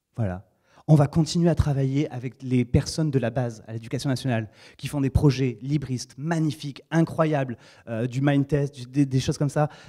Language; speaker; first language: French; native; French